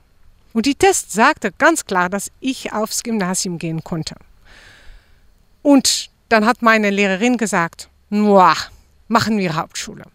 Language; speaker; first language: German; non-native, fluent; Dutch